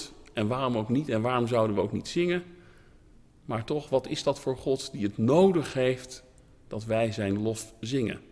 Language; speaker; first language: Dutch; native; Dutch